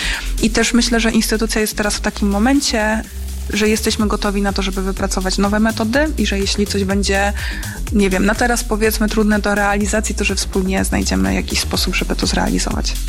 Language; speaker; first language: Polish; native; Polish